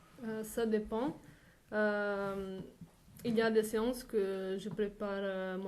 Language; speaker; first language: French; non-native, fluent; Italian